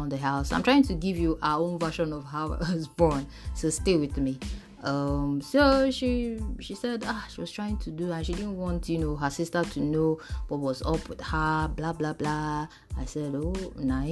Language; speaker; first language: English; non-native, local second language; Yoruba